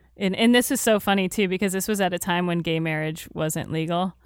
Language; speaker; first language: English; native; English